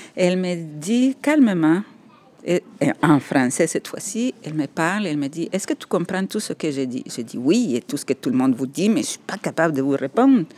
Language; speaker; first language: French; non-native, fluent; Spanish